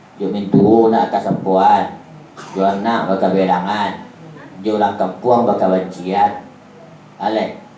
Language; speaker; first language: Malay; non-native, local second language; Minangkabau